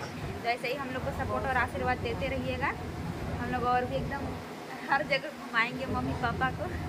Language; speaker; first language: Hindi; native; Hindi